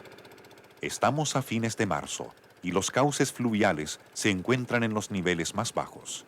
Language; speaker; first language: Spanish; native; Spanish